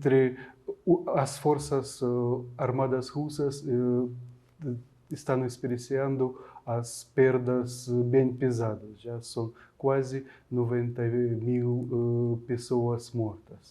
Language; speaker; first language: Portuguese; non-native, fluent; Ukrainian